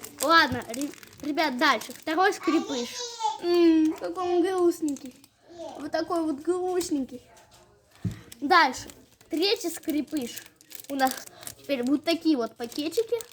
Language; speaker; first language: Russian; native; Russian